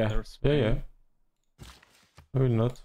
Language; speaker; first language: English; non-native, learner; French